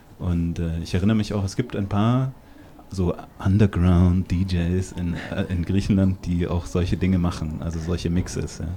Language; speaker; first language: German; native; German